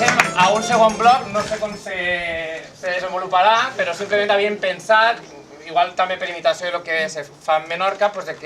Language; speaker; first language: Catalan; native; Catalan